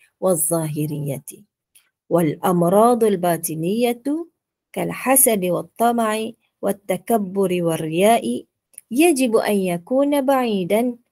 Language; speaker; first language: Arabic; non-native, fluent; Malay